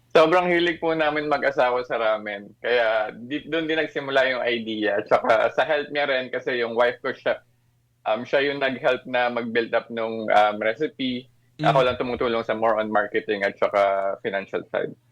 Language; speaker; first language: Filipino; native; Filipino